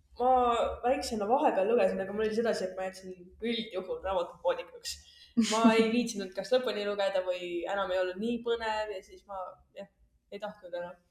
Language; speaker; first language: Estonian; non-native, local second language; Russian